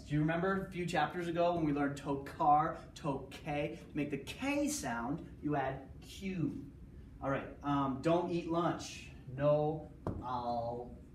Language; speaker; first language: English; native; English